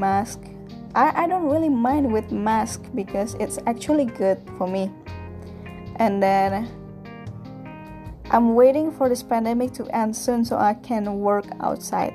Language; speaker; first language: English; non-native, fluent; Indonesian